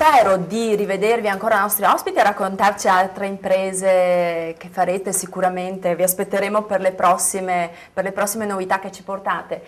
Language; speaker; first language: Italian; native; Italian